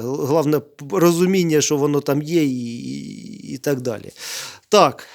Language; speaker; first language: Ukrainian; native; Ukrainian